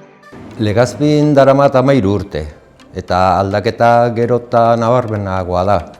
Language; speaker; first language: Basque; non-native, local second language; Spanish